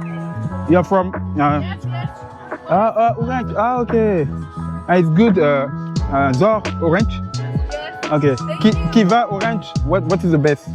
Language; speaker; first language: English; non-native, learner; French